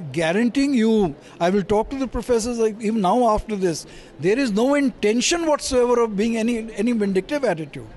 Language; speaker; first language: English; non-native, local second language; Punjabi